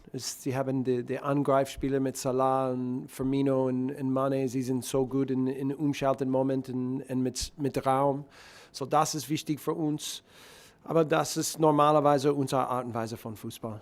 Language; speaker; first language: German; non-native, learner; English